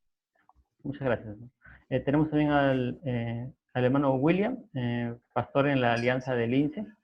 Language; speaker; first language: Spanish; native; Spanish